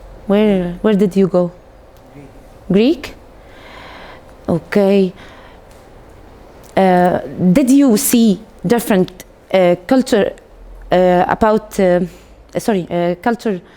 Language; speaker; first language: English; non-native, fluent; Arabic